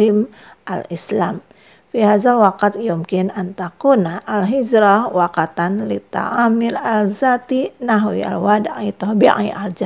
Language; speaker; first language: Arabic; non-native, fluent; Indonesian